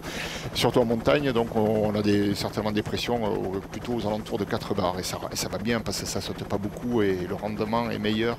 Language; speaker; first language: French; native; French